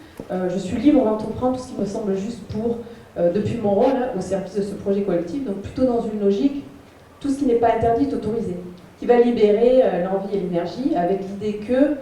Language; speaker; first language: French; native; French